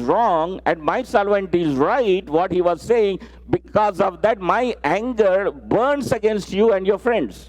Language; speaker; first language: English; non-native, local second language; Telugu